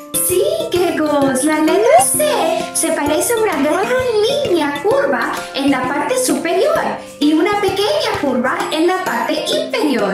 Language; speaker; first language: Spanish; non-native, fluent; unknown